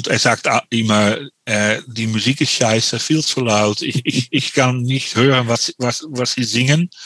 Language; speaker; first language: German; non-native, learner; Dutch